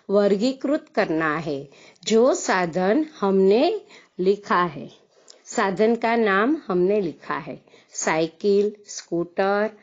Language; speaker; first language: Hindi; non-native, local second language; Gujarati